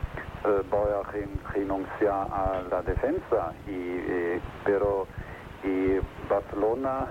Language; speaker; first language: Spanish; non-native, fluent; German